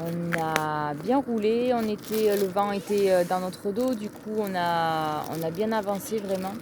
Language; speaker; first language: French; native; French